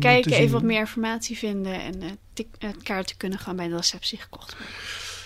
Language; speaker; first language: Dutch; native; Dutch